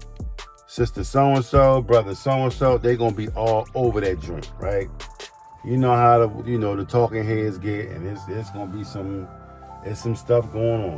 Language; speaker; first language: English; native; English